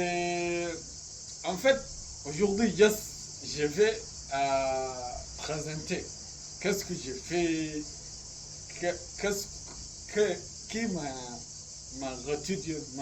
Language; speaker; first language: French; non-native, learner; Arabic